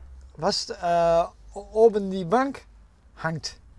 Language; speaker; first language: German; non-native, learner; Dutch